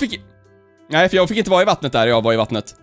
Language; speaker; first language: Swedish; native; Swedish